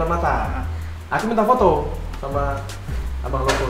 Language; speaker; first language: Indonesian; native; Indonesian